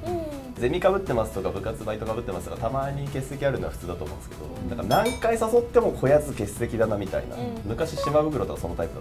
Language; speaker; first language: Japanese; native; Japanese